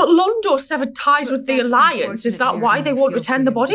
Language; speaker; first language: English; native; English